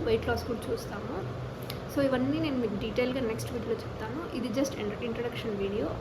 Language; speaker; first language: Telugu; non-native, local second language; Rajasthani